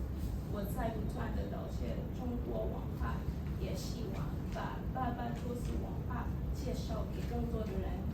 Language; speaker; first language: Chinese; non-native, learner; English